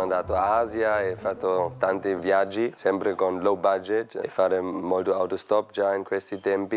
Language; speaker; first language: Italian; non-native, fluent; German